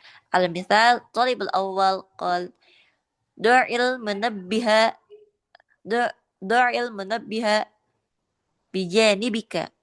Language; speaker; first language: Arabic; non-native, learner; Indonesian